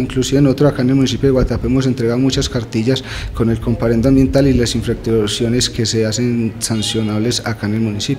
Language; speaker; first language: Spanish; native; Spanish